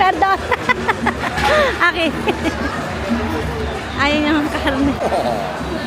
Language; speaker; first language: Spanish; non-native, learner; Filipino